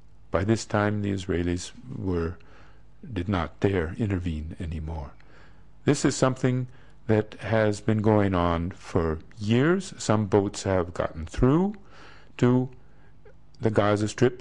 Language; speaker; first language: English; native; English